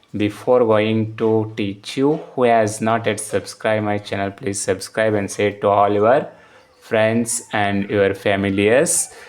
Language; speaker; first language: English; non-native, local second language; Kannada